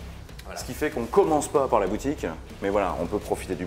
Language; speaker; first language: French; native; French